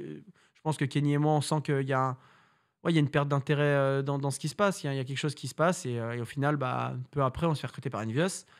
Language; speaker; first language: French; native; French